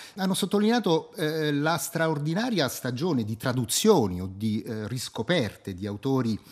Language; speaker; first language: Italian; native; Italian